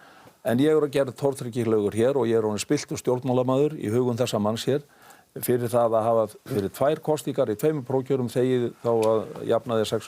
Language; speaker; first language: Icelandic; native; Icelandic